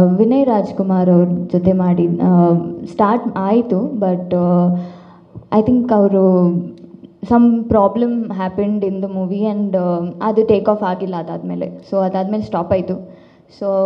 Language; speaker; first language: Kannada; non-native, local second language; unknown